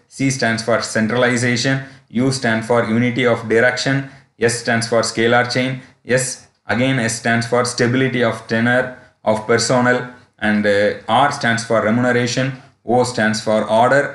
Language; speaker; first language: English; non-native, local second language; Tamil